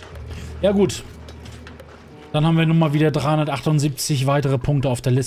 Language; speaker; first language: German; native; German